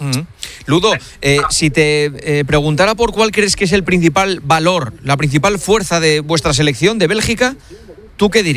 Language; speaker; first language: Spanish; native; Spanish